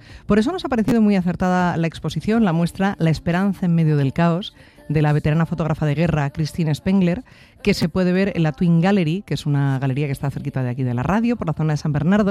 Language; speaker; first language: Spanish; native; Spanish